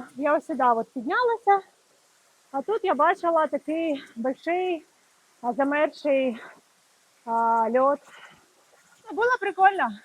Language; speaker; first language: Ukrainian; non-native, local second language; Russian